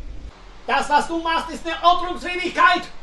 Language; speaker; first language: German; native; German